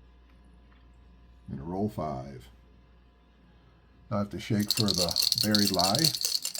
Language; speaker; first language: English; native; English